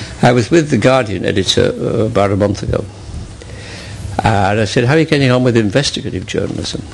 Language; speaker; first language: English; native; English